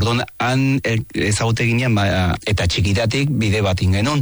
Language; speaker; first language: Basque; non-native, fluent; Spanish